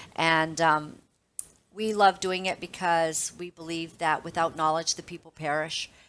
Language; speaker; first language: English; native; English